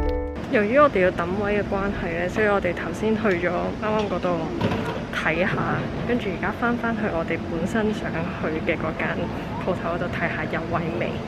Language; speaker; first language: Cantonese; native; Cantonese